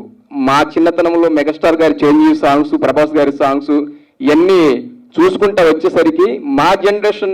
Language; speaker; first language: Telugu; native; Telugu